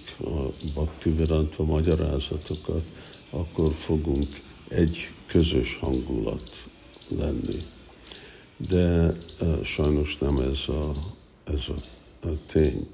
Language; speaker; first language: Hungarian; early bilingual, heritage; Hungarian